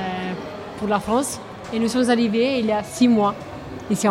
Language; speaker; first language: French; non-native, learner; Italian